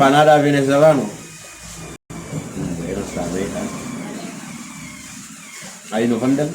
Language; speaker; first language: Spanish; non-native, learner; Haitian Creole